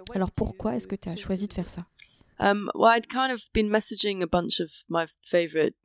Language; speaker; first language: French; native; French